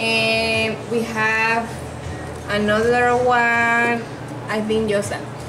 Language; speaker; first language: English; non-native, learner; Spanish